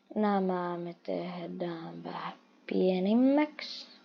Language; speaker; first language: Finnish; non-native, fluent; Russian